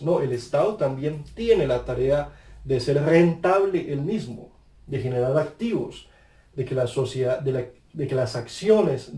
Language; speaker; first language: Spanish; native; Spanish